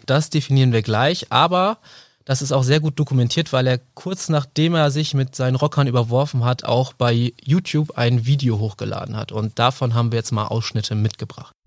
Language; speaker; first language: German; native; German